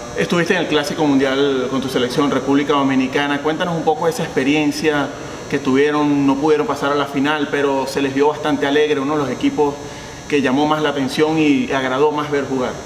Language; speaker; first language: Spanish; native; Spanish